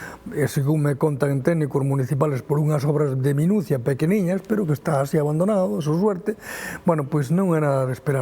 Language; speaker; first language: Galician; native; Galician